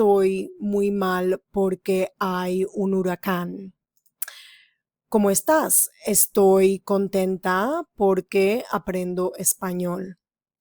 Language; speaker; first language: Spanish; non-native, fluent; English